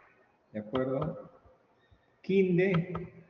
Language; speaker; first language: Spanish; native; Spanish